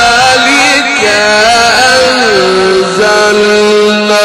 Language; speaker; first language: Arabic; native; Arabic